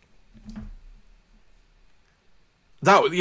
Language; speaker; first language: English; native; English